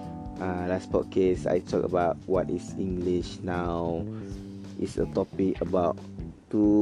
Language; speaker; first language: English; non-native, learner; Malay